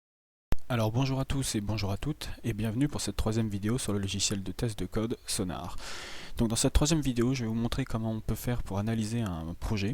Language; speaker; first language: French; native; French